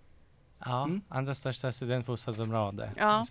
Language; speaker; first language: Swedish; non-native, fluent; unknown